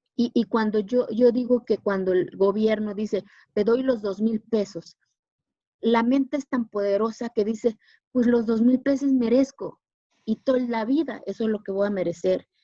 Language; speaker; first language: Spanish; non-native, local second language; Zapotec